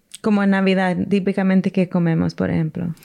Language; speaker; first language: Spanish; early bilingual, heritage; English